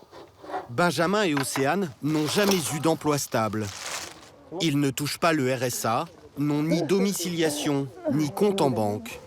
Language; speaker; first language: French; native; French